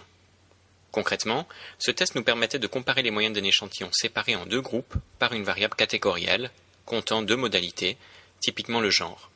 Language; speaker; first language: French; native; French